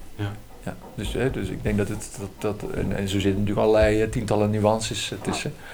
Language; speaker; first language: Dutch; native; Dutch